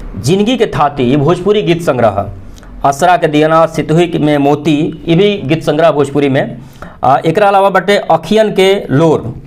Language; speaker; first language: Bhojpuri; native; Bhojpuri